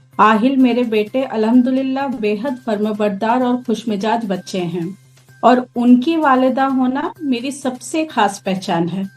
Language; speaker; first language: Urdu; native; Urdu